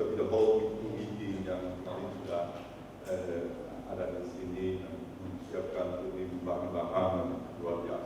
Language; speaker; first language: Indonesian; non-native, fluent; Dutch